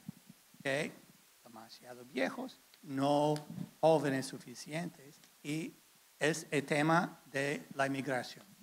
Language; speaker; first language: Spanish; non-native, fluent; English